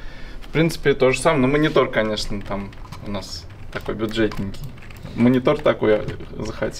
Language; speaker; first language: Russian; native; Russian